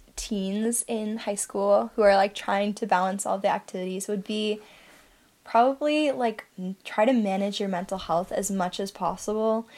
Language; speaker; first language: English; native; English